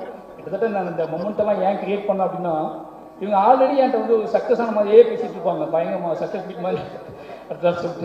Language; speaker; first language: Tamil; native; Tamil